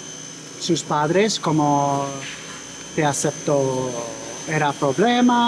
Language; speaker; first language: Spanish; non-native, learner; English